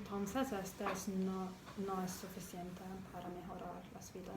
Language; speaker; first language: Spanish; non-native, learner; English